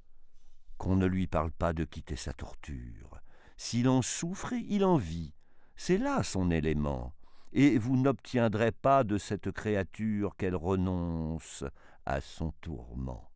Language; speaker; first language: French; native; French